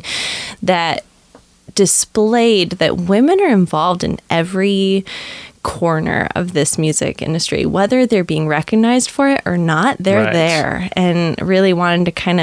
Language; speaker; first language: English; native; English